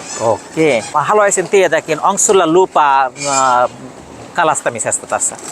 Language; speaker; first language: Finnish; non-native, fluent; Bangla